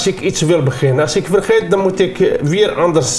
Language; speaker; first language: Dutch; non-native, learner; Arabic